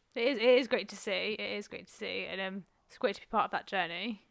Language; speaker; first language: English; non-native, local second language; Welsh